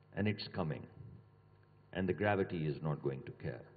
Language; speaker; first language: English; non-native, local second language; Urdu